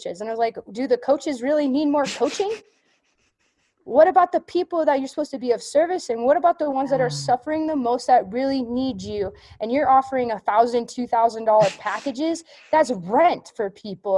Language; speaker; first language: English; native; English